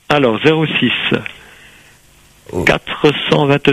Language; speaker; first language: French; native; French